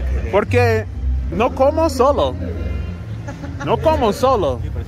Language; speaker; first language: Spanish; non-native, learner; English